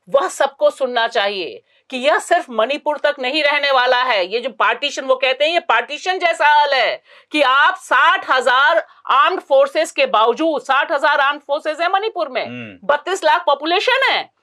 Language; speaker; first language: Hindi; native; Hindi